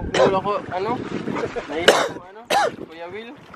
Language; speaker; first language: Filipino; non-native, local second language; Bikol